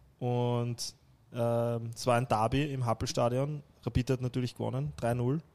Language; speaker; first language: German; native; German